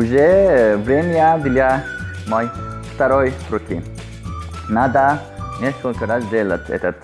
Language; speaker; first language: Russian; non-native, learner; Azerbaijani